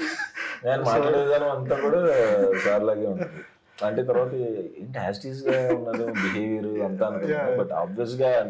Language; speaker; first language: Telugu; native; Telugu